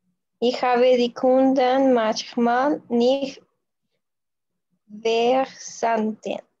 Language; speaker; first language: German; non-native, learner; Spanish